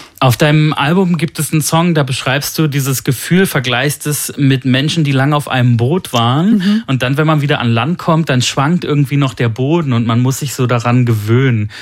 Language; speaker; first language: German; native; German